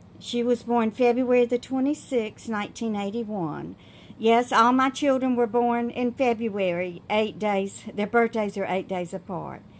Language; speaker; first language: English; native; English